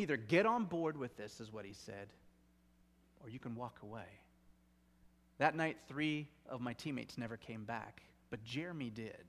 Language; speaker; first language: English; native; English